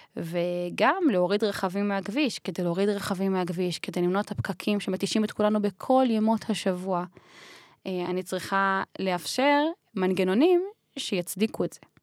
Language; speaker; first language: Hebrew; native; Hebrew